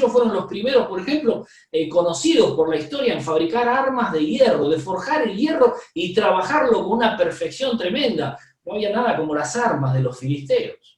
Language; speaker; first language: Spanish; native; Spanish